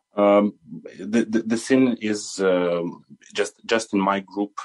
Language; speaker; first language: English; non-native, fluent; Ukrainian